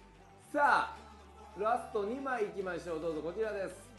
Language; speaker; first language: Japanese; native; Japanese